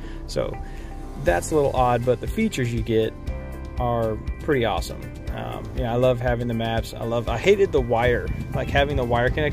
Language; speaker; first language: English; native; English